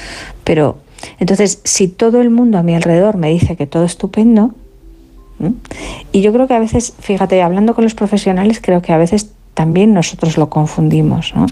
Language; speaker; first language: Spanish; native; Spanish